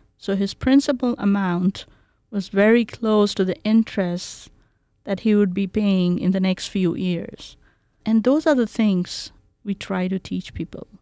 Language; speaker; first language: English; non-native, local second language; Bangla